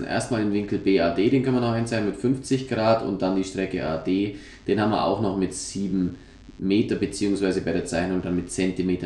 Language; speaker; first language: German; native; German